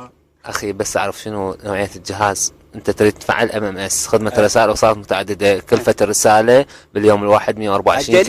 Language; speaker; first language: Arabic; native; Arabic